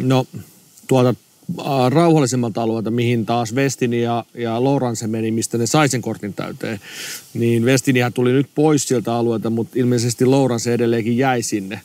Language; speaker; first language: Finnish; native; Finnish